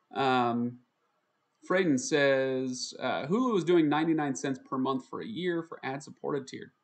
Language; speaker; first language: English; native; English